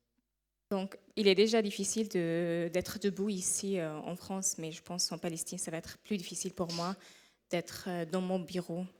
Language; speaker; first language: French; non-native, fluent; Arabic